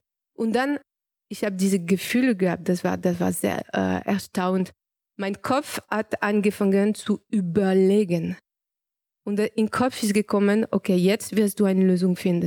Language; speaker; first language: German; non-native, learner; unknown